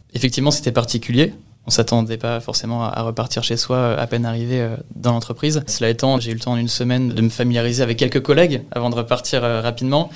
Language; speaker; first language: French; native; French